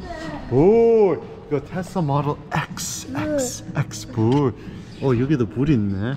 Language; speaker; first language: Korean; early bilingual, heritage; English